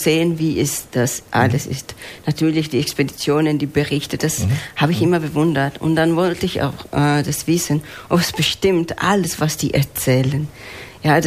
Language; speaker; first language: German; non-native, fluent; Spanish